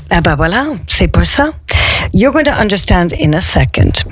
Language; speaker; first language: French; non-native, fluent; English